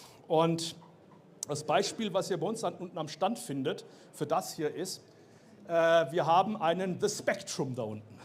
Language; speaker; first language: German; native; German